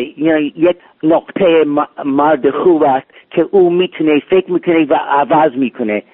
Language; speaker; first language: Persian; non-native, learner; English